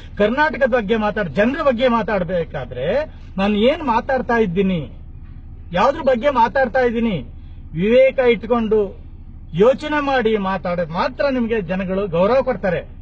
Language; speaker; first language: Kannada; native; Kannada